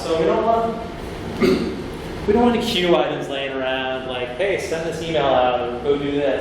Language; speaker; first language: English; native; English